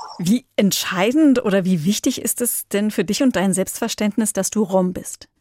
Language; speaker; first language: German; native; German